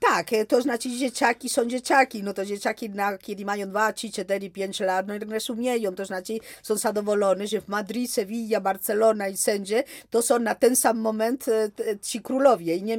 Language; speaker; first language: Polish; non-native, fluent; Spanish